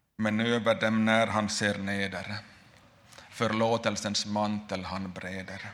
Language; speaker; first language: Swedish; native; Swedish